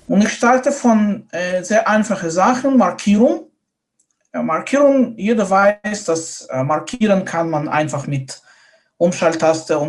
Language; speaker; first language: German; non-native, fluent; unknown